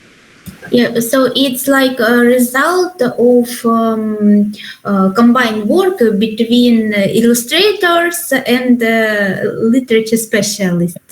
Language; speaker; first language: English; non-native, learner; Ukrainian